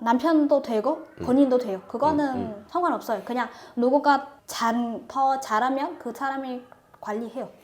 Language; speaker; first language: Korean; non-native, fluent; Vietnamese